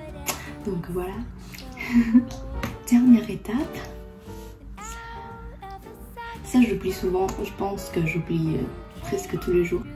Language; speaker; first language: French; non-native, fluent; Vietnamese